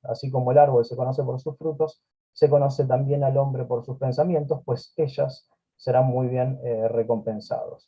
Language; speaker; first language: Spanish; native; Spanish